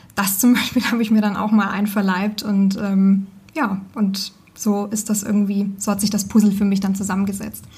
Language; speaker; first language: German; native; German